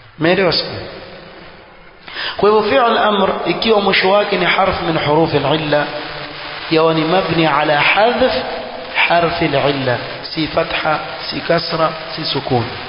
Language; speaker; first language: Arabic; non-native, fluent; Swahili